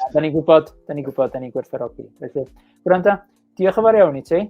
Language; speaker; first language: Welsh; native; Welsh